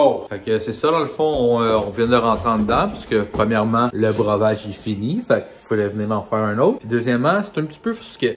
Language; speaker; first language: French; native; French